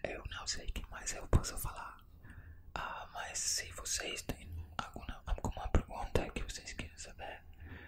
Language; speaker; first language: Portuguese; non-native, learner; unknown